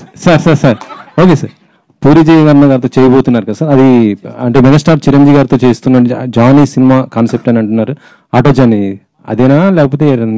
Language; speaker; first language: Telugu; native; Telugu